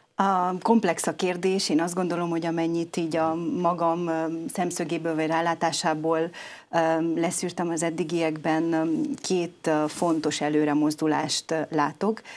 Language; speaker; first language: Hungarian; native; Hungarian